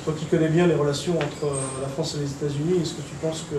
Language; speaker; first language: French; native; French